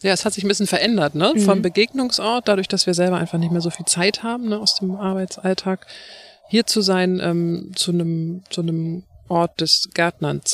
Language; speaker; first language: German; native; German